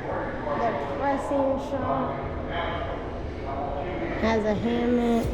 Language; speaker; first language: English; native; English